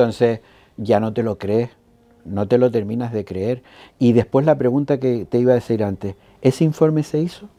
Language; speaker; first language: Spanish; native; Spanish